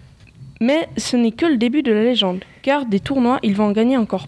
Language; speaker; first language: French; native; French